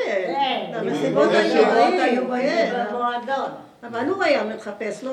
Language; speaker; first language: Hebrew; non-native, fluent; Spanish